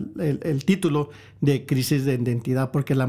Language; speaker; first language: Spanish; early bilingual, heritage; Spanish